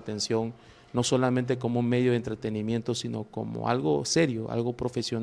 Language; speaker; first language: Spanish; native; Spanish